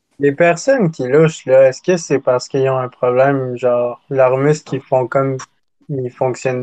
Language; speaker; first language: French; native; French